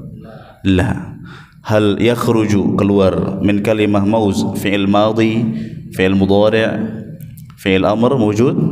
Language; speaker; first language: Arabic; non-native, fluent; Indonesian